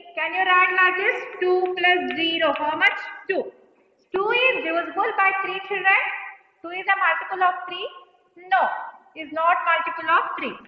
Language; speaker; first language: English; non-native, local second language; Telugu